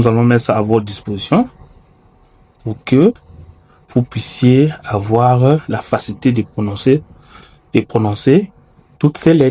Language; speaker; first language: French; non-native, fluent; Chinese